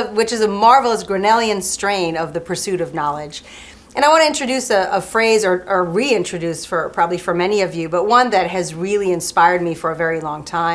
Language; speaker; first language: English; early bilingual, other home language; French